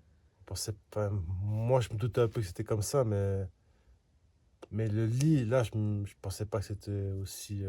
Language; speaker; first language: French; native; French